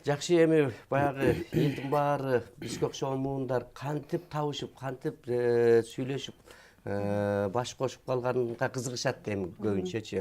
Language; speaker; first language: Kyrgyz; native; Kyrgyz